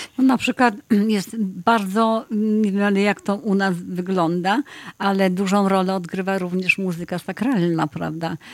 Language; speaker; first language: Polish; native; Polish